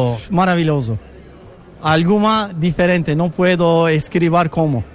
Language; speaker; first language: Spanish; non-native, learner; Turkish